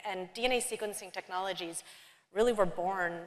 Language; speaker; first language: English; native; English